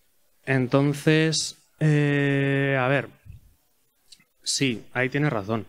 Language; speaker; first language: Spanish; native; Spanish